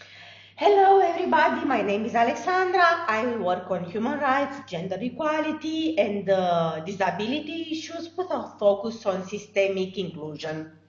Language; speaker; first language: English; non-native, fluent; Romanian